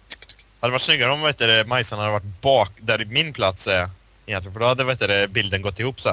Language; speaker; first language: Swedish; native; Swedish